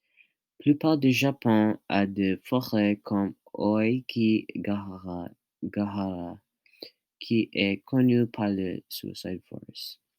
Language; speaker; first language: French; non-native, learner; English